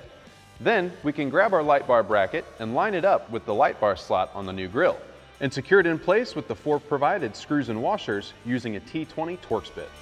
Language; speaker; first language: English; native; English